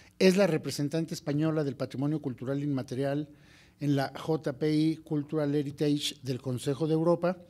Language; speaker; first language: Spanish; native; Spanish